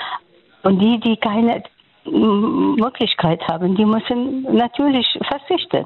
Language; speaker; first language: German; non-native, fluent; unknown